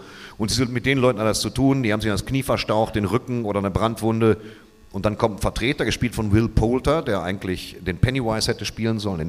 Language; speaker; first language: German; native; German